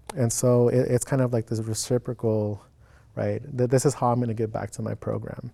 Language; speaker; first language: English; native; English